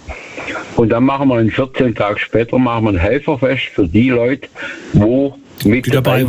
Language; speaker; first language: German; native; German